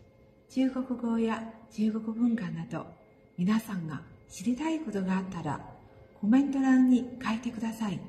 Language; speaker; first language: Japanese; non-native, fluent; Chinese